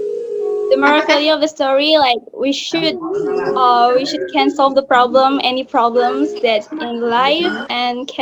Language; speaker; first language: English; non-native, learner; Indonesian